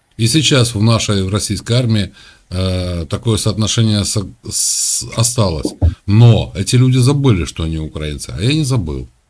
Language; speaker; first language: Russian; native; Russian